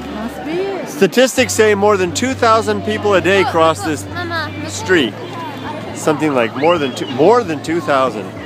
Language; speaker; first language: English; native; English